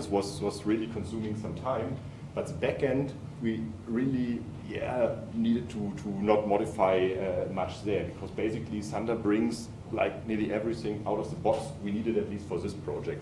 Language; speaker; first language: English; non-native, fluent; German